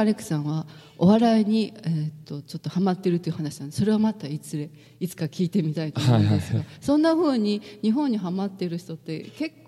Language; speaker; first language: Japanese; native; Japanese